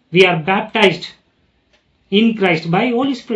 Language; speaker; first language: English; non-native, local second language; Tamil